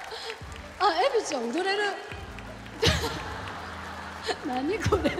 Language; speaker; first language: Japanese; non-native, fluent; Korean